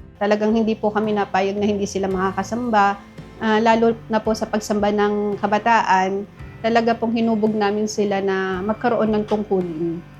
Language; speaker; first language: Filipino; native; Filipino